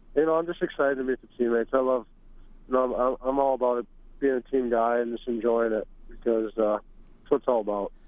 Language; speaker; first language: English; native; English